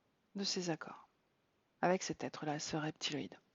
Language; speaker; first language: French; native; French